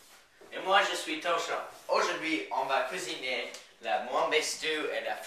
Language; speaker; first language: French; non-native, learner; English